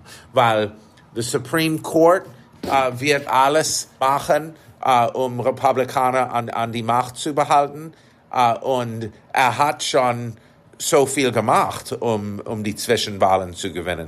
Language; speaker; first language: German; non-native, fluent; English